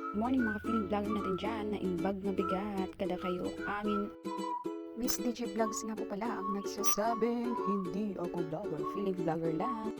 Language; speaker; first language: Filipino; non-native, local second language; Iloko